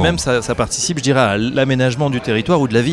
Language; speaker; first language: French; native; French